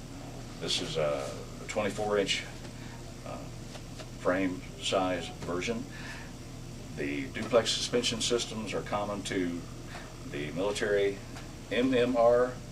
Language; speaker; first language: English; native; English